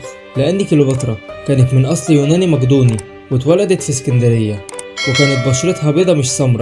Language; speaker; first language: Arabic; native; Arabic